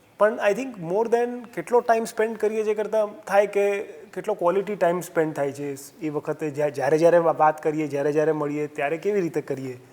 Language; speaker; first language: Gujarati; native; Gujarati